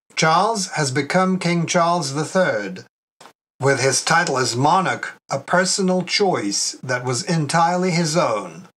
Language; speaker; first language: English; non-native, fluent; Russian